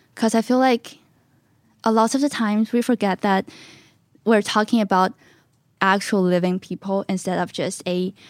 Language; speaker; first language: English; non-native, fluent; Chinese